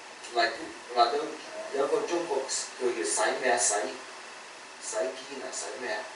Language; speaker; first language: Cantonese; early bilingual, heritage; Cantonese